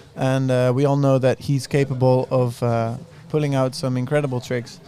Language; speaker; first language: English; non-native, fluent; Dutch